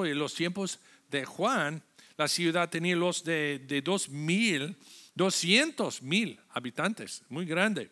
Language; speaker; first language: Spanish; non-native, fluent; English